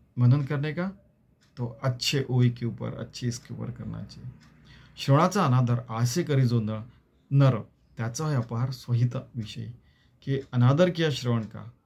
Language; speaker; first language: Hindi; non-native, local second language; Marathi